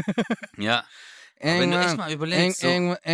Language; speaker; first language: German; native; German